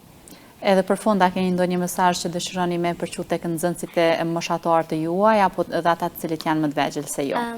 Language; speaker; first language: Albanian; native; Albanian